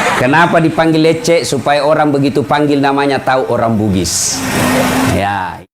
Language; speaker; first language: Indonesian; non-native, local second language; Buginese